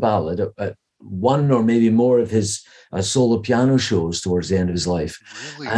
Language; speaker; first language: English; native; English